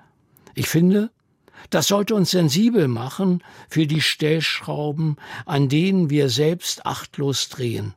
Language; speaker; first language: German; native; German